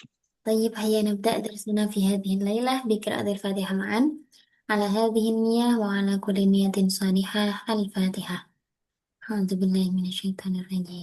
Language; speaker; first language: Arabic; non-native, fluent; Indonesian